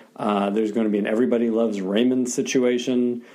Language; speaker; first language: English; native; English